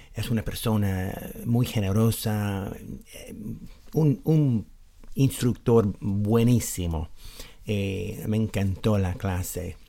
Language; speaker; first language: Spanish; non-native, fluent; English